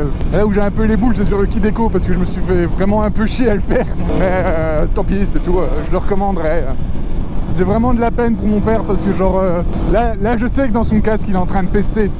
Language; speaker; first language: French; native; French